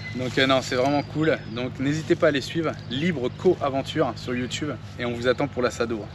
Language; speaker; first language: French; native; French